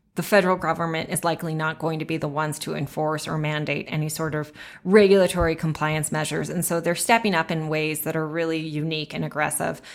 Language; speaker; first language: English; native; English